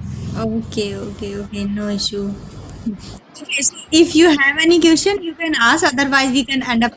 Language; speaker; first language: English; non-native, learner; Hindi